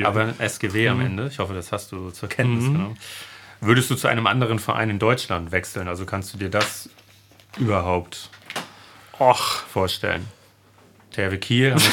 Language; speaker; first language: German; native; German